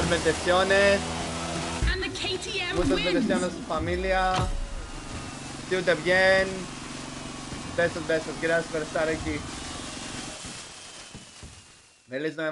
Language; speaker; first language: Spanish; non-native, learner; English